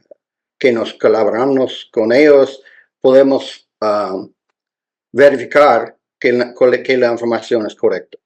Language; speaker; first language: Spanish; non-native, learner; English